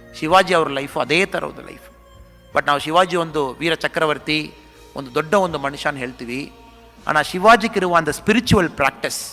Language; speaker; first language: Kannada; non-native, local second language; Tamil